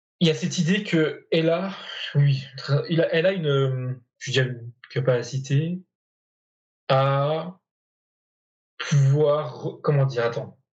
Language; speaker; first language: French; native; French